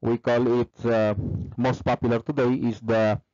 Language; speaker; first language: English; non-native, local second language; Filipino